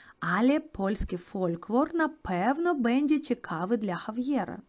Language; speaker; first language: Polish; non-native, fluent; Russian